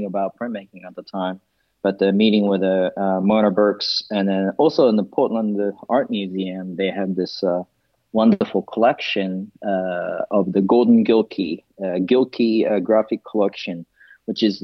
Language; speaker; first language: English; non-native, fluent; Japanese